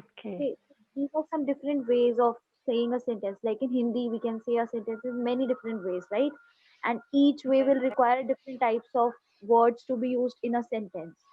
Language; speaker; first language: English; non-native, local second language; Hindi